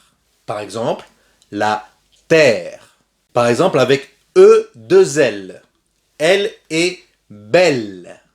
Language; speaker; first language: French; non-native, fluent; Spanish